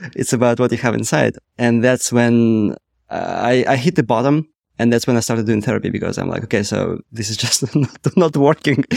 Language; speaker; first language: English; non-native, fluent; Russian